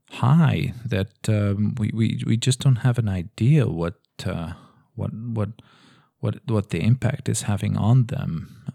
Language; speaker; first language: English; non-native, fluent; Portuguese